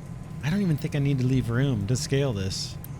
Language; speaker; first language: English; native; English